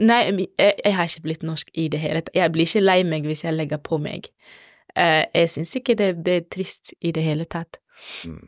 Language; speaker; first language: Norwegian; non-native, fluent; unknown